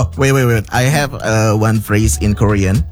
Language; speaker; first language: English; non-native, fluent; Indonesian